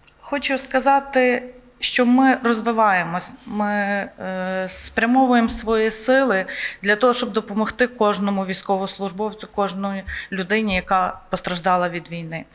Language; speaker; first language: Ukrainian; native; Ukrainian